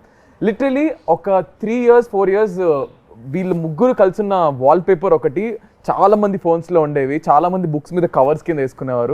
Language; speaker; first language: Telugu; native; Telugu